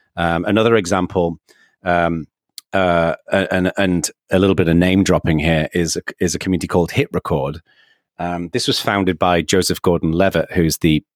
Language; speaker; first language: English; native; English